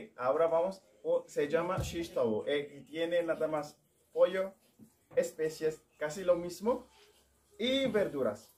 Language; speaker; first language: Spanish; non-native, learner; Arabic